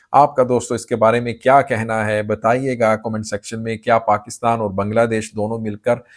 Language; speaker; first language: Urdu; native; Urdu